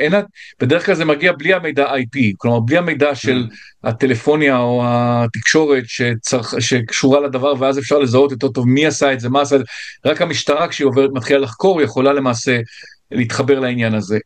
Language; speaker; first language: Hebrew; native; Hebrew